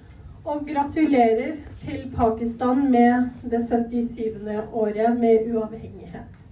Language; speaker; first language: Norwegian; early bilingual, other home language; Urdu